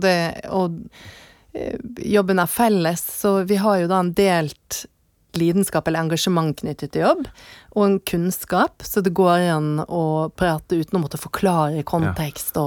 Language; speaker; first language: Norwegian; native; Norwegian